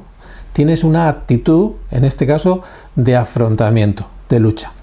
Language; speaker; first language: Spanish; native; Spanish